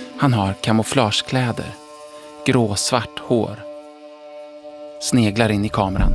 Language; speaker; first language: Swedish; native; Swedish